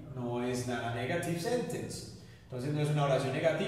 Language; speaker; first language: Spanish; native; Spanish